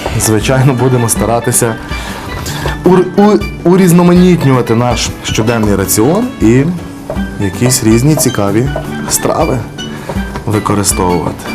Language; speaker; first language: Ukrainian; native; Ukrainian